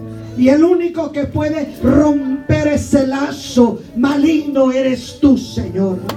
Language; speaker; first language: Spanish; native; Spanish